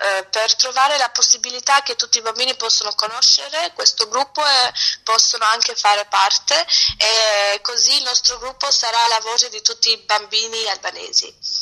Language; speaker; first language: Italian; non-native, fluent; Albanian